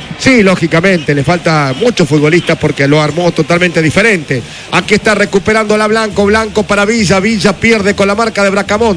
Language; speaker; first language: Spanish; native; Spanish